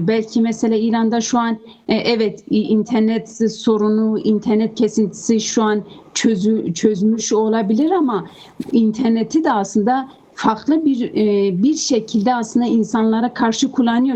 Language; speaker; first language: Turkish; non-native, fluent; Kurdish